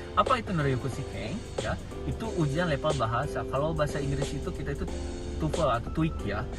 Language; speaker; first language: Indonesian; native; Indonesian